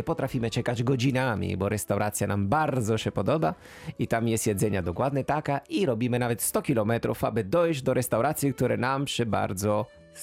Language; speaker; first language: Polish; non-native, fluent; Italian